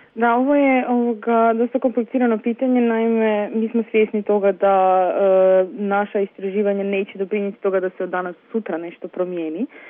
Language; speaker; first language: Serbian; native; Serbian